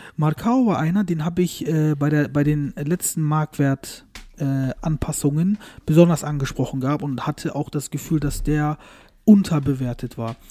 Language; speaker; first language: German; early bilingual, other home language; Turkish